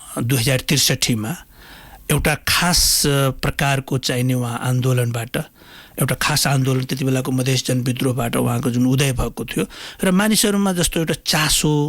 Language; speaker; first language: Nepali; non-native, local second language; Maithili